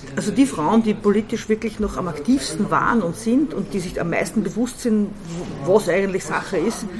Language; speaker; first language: German; native; German